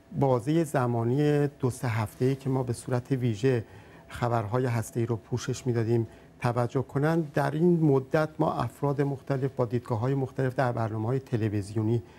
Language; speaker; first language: Persian; native; Persian